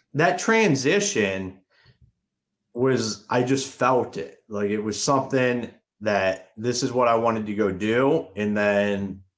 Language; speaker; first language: English; native; English